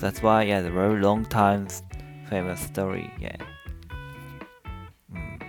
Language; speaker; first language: English; non-native, learner; Japanese